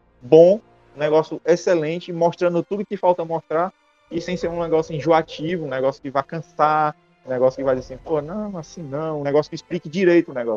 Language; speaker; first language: Portuguese; native; Portuguese